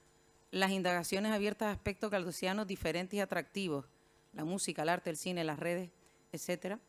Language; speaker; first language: Spanish; native; Spanish